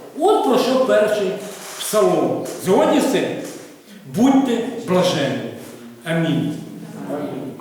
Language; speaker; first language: Ukrainian; non-native, local second language; Russian